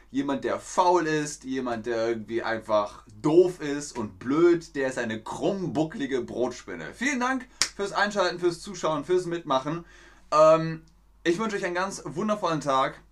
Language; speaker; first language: German; native; German